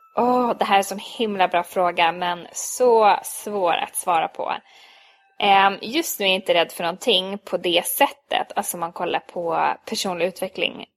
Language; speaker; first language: Swedish; early bilingual, other home language; Hungarian